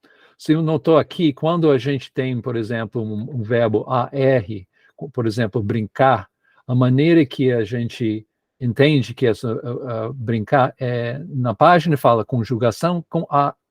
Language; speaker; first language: Portuguese; non-native, fluent; English